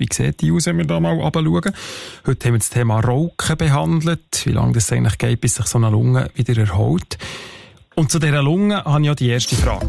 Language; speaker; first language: German; native; German